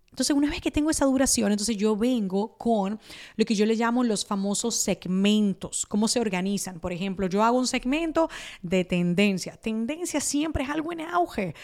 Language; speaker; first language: Spanish; early bilingual, other home language; Italian